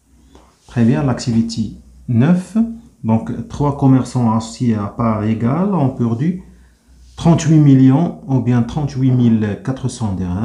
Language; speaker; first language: French; non-native, local second language; Arabic